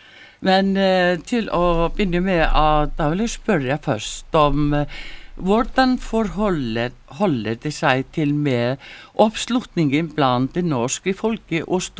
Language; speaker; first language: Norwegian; non-native, learner; Icelandic